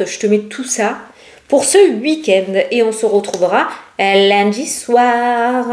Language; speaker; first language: French; native; French